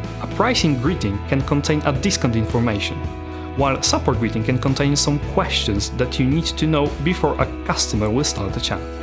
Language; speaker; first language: English; non-native, fluent; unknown